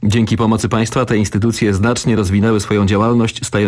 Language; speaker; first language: Polish; native; Polish